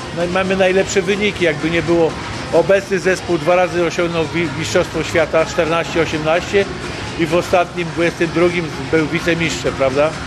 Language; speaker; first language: Polish; native; Polish